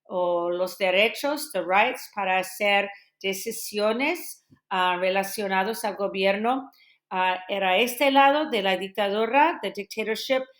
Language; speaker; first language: Spanish; non-native, fluent; English